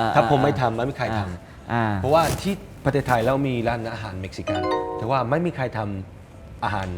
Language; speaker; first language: Thai; non-native, learner; Spanish